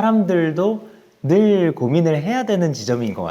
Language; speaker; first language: Korean; native; Korean